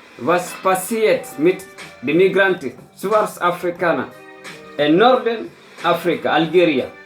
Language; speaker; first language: German; non-native, learner; Fula